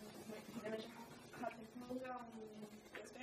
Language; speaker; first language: German; non-native, learner; Spanish